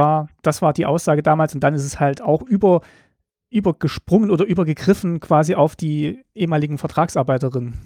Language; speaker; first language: German; native; German